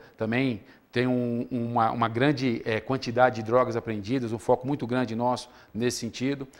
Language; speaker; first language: Portuguese; native; Portuguese